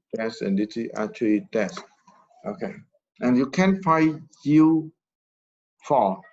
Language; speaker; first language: English; non-native, fluent; Vietnamese